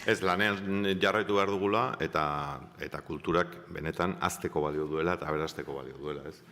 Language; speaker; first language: Basque; native; Basque